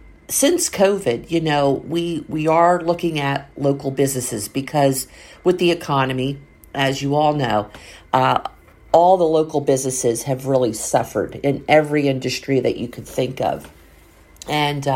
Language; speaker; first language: English; native; English